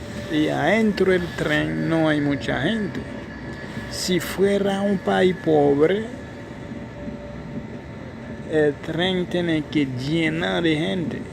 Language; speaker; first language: Spanish; non-native, fluent; Haitian Creole